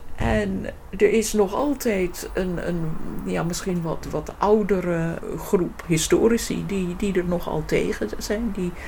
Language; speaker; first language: Dutch; non-native, fluent; English